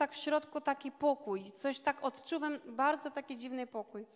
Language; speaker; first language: Polish; non-native, learner; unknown